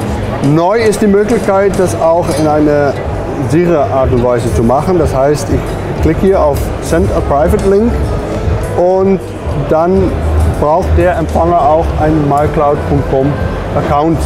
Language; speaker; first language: German; non-native, fluent; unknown